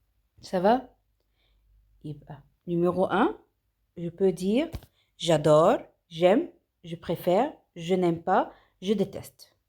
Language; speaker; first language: French; non-native, fluent; Arabic